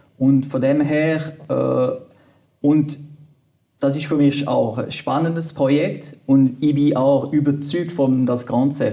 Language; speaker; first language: German; non-native, local second language; French